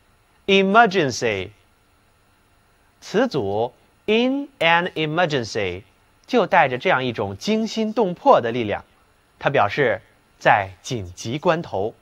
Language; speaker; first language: Chinese; native; Chinese